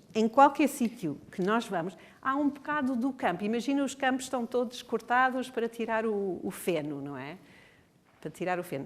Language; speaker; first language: Portuguese; non-native, fluent; English